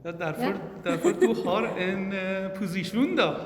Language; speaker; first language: Norwegian; non-native, learner; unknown